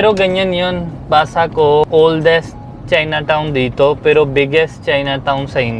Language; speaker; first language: Filipino; non-native, learner; Punjabi